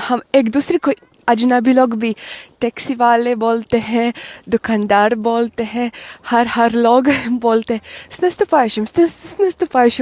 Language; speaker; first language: Hindi; non-native, fluent; Russian